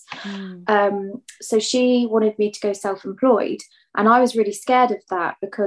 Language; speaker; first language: English; native; English